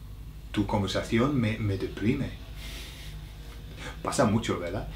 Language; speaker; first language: Spanish; non-native, fluent; English